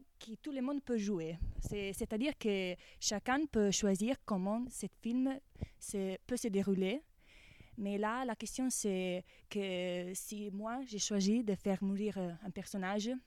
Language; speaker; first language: French; non-native, fluent; Italian